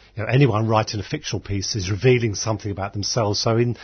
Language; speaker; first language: English; native; English